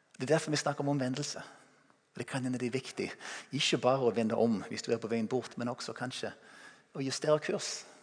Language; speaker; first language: Norwegian; non-native, fluent; English